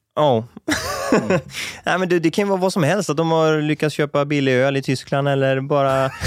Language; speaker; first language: Swedish; native; Swedish